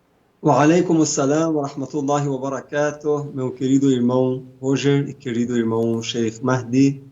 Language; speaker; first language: Portuguese; non-native, fluent; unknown